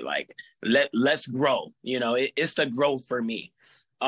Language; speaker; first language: English; native; English